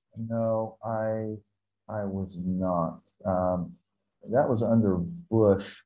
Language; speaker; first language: English; native; English